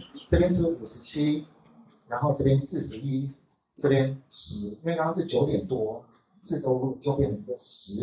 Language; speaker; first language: Chinese; native; Chinese